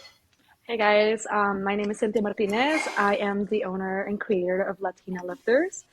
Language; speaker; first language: English; early bilingual, other home language; Spanish